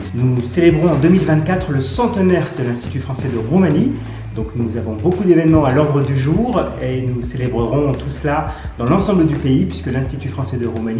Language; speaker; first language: French; native; French